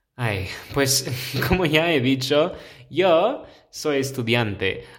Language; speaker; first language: Spanish; non-native, fluent; English